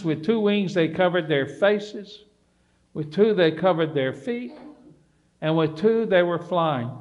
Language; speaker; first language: English; native; English